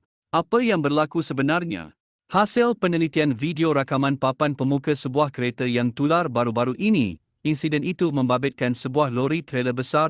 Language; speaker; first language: Malay; native; Malay